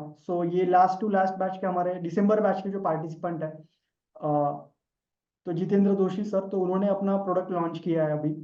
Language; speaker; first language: Hindi; non-native, local second language; Marathi